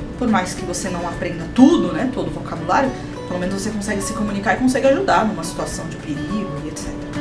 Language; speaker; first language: Portuguese; native; Portuguese